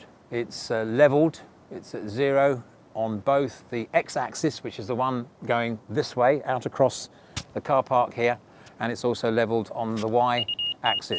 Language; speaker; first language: English; native; English